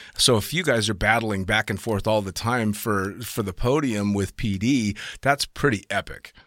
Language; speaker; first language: English; native; English